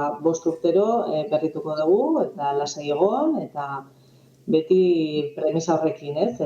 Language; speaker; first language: Basque; non-native, local second language; Spanish